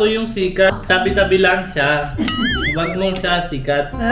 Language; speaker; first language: Filipino; non-native, learner; Hindi